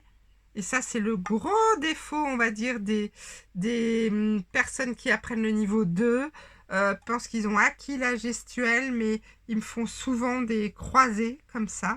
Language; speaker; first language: French; native; French